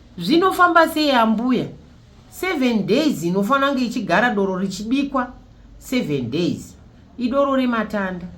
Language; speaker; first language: Shona; native; Shona